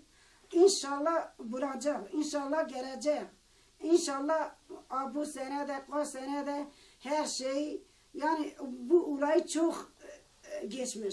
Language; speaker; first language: Turkish; non-native, local second language; Kurdish